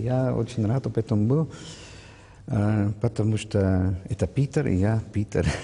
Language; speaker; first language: Russian; non-native, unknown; German